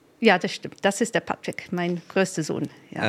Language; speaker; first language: German; non-native, fluent; English